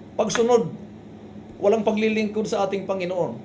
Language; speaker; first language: Filipino; non-native, local second language; Waray